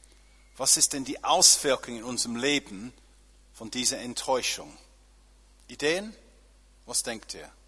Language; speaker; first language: German; non-native, fluent; English